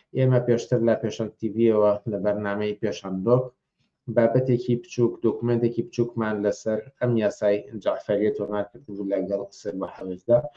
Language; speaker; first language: Central Kurdish; native; Central Kurdish